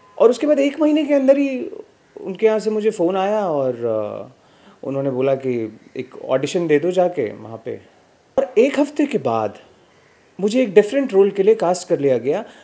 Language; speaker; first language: Hindi; native; Hindi